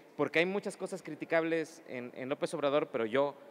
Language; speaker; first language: Spanish; native; Spanish